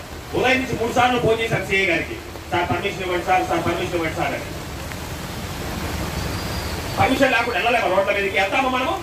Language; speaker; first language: Telugu; native; Telugu